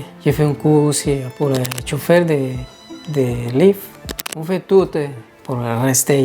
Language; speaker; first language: French; non-native, learner; Spanish